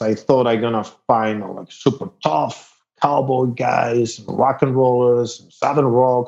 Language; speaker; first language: English; non-native, fluent; Spanish